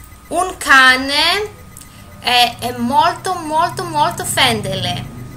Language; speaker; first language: Italian; non-native, learner; Greek